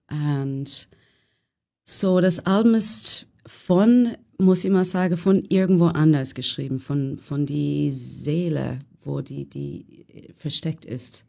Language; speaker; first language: German; non-native, learner; English